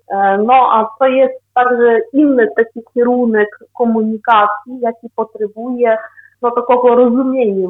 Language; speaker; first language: Polish; non-native, fluent; Ukrainian